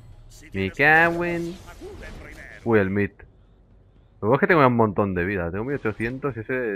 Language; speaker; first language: Spanish; native; Spanish